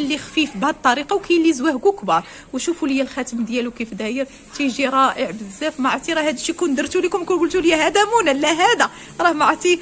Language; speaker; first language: Arabic; native; Arabic